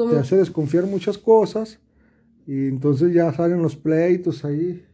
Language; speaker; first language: Spanish; native; Spanish